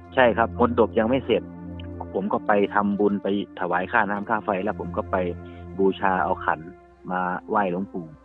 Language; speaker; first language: Thai; native; Thai